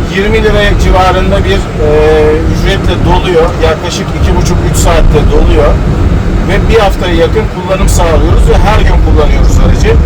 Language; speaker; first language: Turkish; native; Turkish